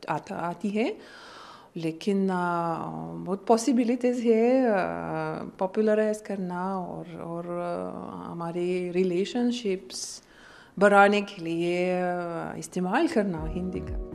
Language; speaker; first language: Hindi; non-native, learner; Lithuanian